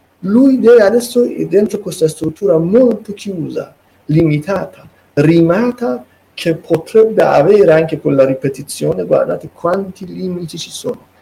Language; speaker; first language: Italian; non-native, fluent; Persian